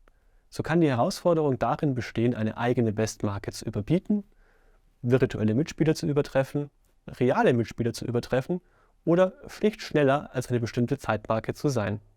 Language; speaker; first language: German; native; German